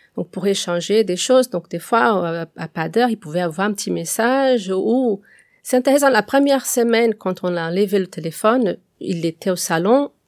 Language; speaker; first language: French; non-native, fluent; Portuguese